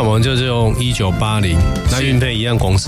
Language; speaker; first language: Chinese; native; Chinese